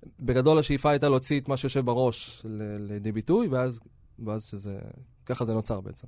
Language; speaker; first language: Hebrew; native; Hebrew